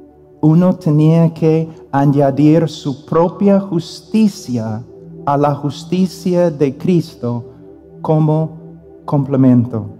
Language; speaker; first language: Spanish; non-native, fluent; English